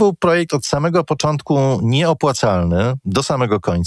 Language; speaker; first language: Polish; native; Polish